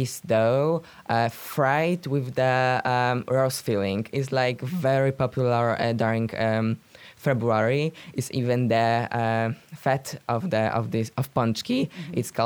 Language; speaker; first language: English; non-native, learner; Polish